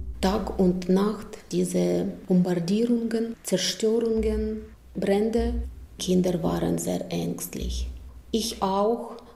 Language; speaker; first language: German; non-native, learner; Russian